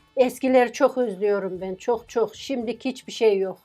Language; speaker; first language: Turkish; native; Turkish